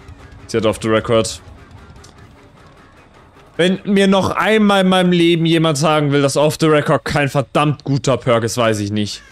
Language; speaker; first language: German; native; German